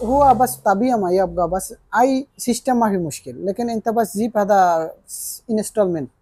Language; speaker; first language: Arabic; non-native, learner; Bangla